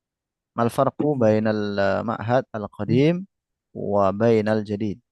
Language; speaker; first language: Arabic; non-native, fluent; Indonesian